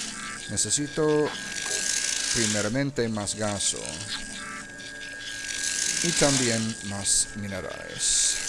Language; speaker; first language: Spanish; non-native, learner; English